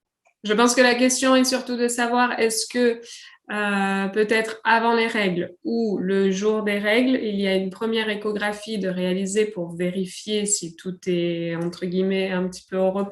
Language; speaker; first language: French; native; French